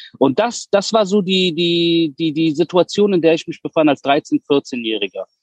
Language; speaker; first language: German; early bilingual, other home language; Persian